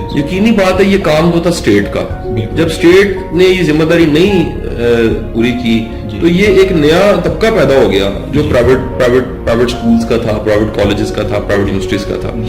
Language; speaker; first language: Urdu; non-native, local second language; Punjabi